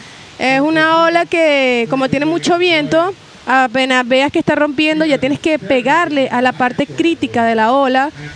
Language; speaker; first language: Spanish; native; Spanish